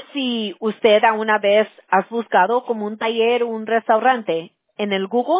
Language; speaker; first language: Spanish; early bilingual, heritage; Spanish